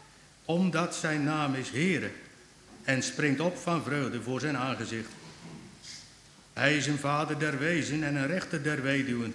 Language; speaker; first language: Dutch; native; Dutch